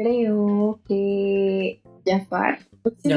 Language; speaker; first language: Spanish; native; Spanish